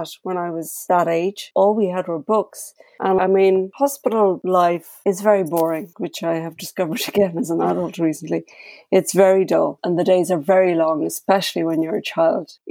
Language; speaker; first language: English; native; English